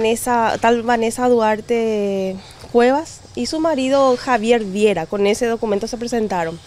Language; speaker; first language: Spanish; native; Spanish